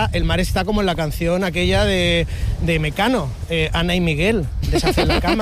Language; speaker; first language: Spanish; native; Spanish